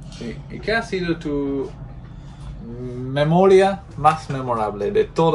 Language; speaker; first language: Spanish; non-native, fluent; English